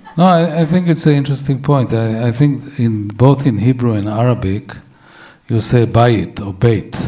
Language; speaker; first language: English; non-native, fluent; Hebrew